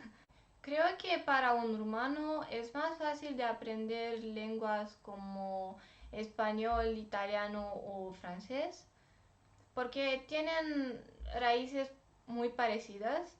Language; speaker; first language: Spanish; non-native, fluent; Romanian